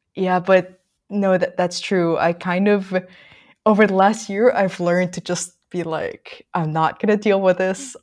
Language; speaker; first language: English; non-native, local second language; Filipino